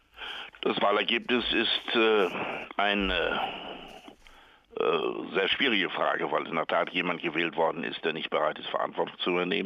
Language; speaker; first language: German; native; German